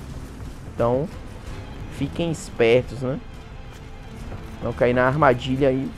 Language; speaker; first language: Portuguese; native; Portuguese